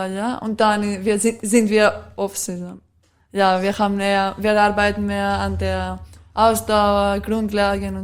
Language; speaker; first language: German; non-native, fluent; Greek